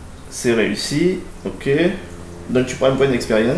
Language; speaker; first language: French; native; French